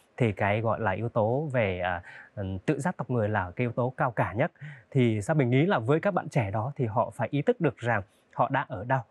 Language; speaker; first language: Vietnamese; non-native, local second language; Hmong